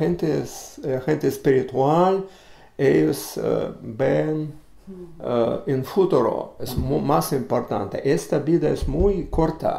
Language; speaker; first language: Spanish; non-native, learner; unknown